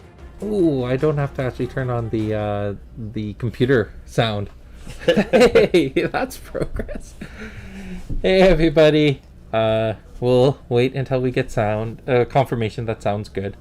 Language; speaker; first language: English; native; English